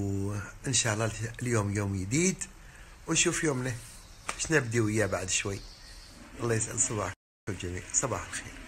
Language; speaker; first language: Arabic; native; Arabic